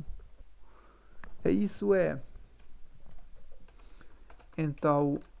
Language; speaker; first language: Portuguese; non-native, learner; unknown